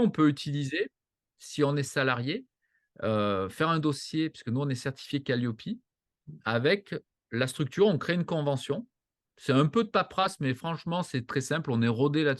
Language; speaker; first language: French; native; French